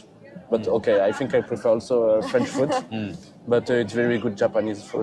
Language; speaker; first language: English; non-native, fluent; French